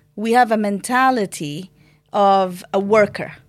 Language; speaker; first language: English; non-native, fluent; Arabic